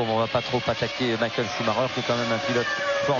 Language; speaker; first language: French; native; French